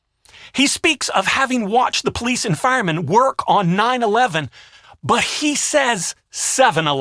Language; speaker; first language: English; native; English